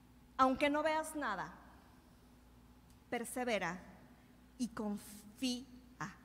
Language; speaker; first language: Spanish; native; Spanish